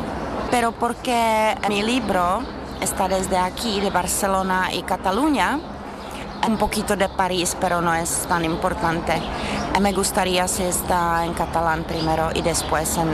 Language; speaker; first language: Spanish; non-native, learner; Czech